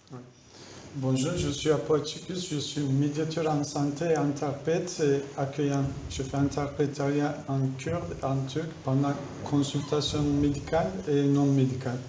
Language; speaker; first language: French; non-native, fluent; Kurdish